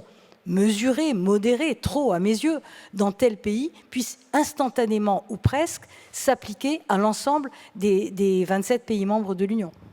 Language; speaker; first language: French; native; French